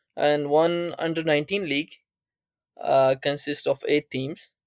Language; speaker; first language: English; non-native, local second language; Urdu